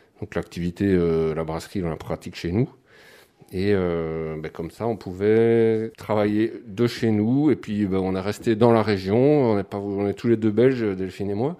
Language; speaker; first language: French; native; French